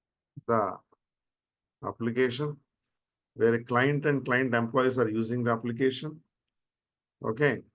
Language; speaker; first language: English; non-native, local second language; Telugu